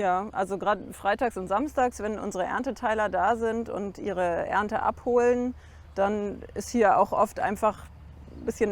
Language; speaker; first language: German; native; German